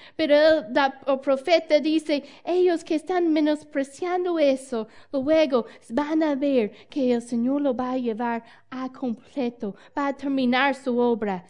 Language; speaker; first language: Spanish; non-native, fluent; English